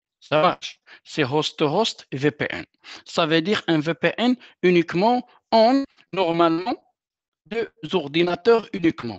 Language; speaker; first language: French; non-native, local second language; Arabic